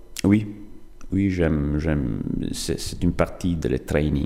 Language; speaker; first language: French; non-native, fluent; Italian